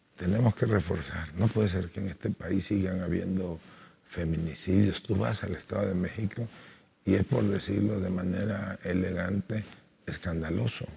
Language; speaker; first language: Spanish; native; Spanish